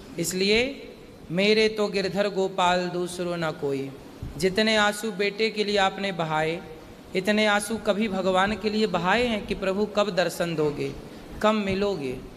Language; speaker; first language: Hindi; native; Hindi